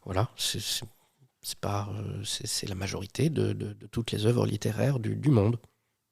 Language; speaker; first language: French; native; French